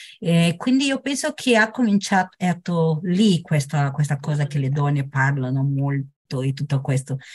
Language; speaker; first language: Italian; non-native, learner; Portuguese